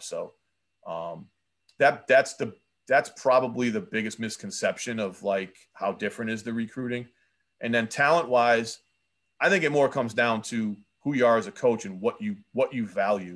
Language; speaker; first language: English; native; English